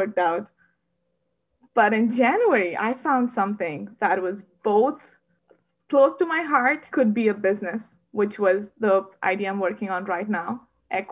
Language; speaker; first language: English; non-native, local second language; Hindi